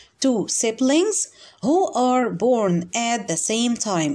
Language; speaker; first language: English; non-native, fluent; Arabic